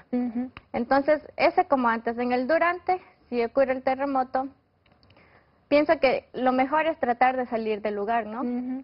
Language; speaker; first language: Spanish; native; Spanish